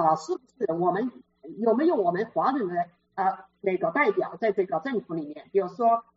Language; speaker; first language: Chinese; native; Chinese